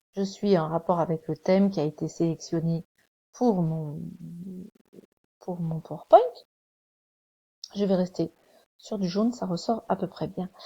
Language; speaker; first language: French; native; French